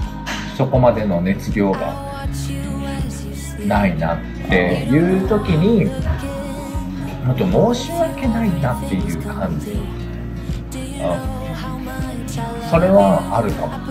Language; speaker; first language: Japanese; native; Japanese